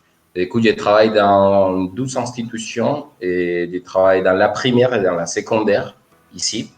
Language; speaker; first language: French; non-native, fluent; Spanish